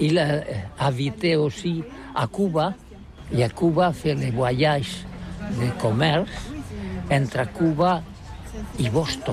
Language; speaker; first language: French; non-native, learner; Catalan